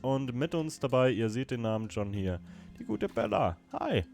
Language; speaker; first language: German; native; German